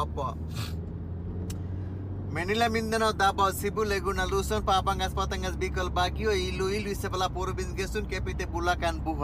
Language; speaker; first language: Filipino; non-native, learner; Bangla